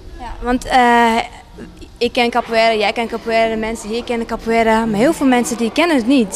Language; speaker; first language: Dutch; native; Dutch